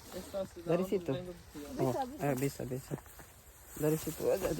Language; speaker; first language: Indonesian; non-native, learner; Urdu